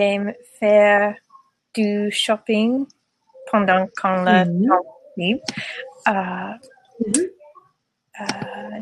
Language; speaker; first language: French; non-native, learner; English